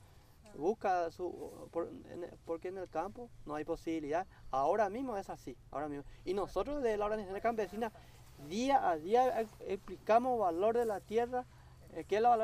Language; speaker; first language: Spanish; non-native, local second language; Guarani